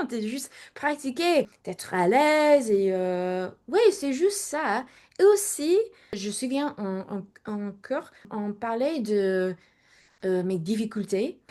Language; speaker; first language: French; non-native, learner; English